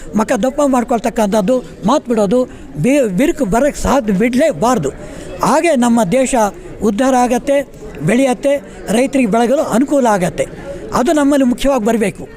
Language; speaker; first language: Kannada; native; Kannada